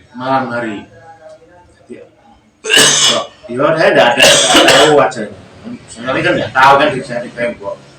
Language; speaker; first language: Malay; non-native, local second language; Javanese